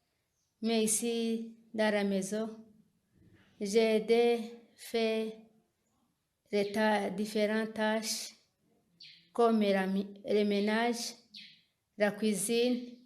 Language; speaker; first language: French; non-native, local second language; Kinyarwanda